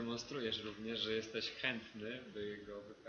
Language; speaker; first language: Polish; native; Polish